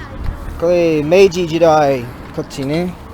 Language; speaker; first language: Japanese; non-native, learner; English